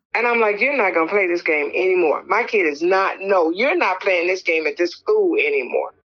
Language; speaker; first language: English; native; English